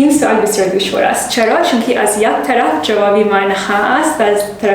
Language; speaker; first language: Persian; non-native, learner; English